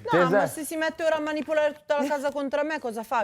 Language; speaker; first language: Italian; early bilingual, other home language; Albanian